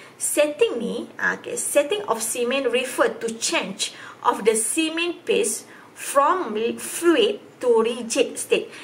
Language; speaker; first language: English; non-native, local second language; Malay